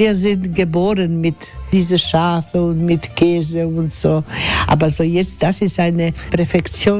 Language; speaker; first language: German; non-native, learner; Croatian